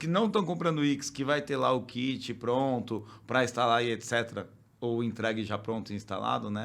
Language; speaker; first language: Portuguese; native; Portuguese